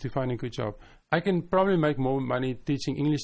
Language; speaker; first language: English; non-native, local second language; Afrikaans